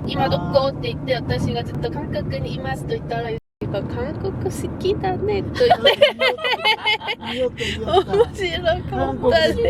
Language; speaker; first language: Japanese; non-native, learner; Korean